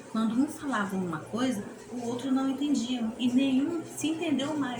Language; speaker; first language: Portuguese; native; Portuguese